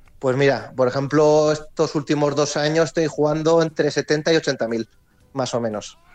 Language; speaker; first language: Spanish; native; Spanish